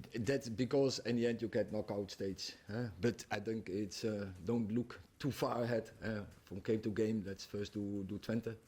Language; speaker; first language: English; non-native, fluent; Dutch